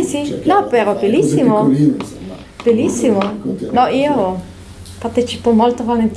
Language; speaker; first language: Italian; non-native, local second language; German